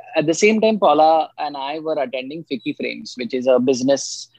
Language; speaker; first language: English; non-native, local second language; Marathi